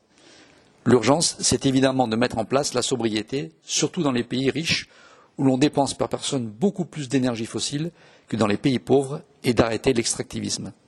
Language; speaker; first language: French; native; French